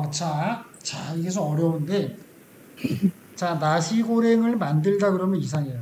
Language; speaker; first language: Korean; native; Korean